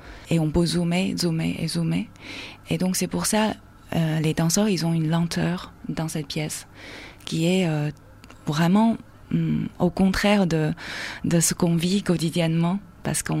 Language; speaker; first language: French; non-native, fluent; Chinese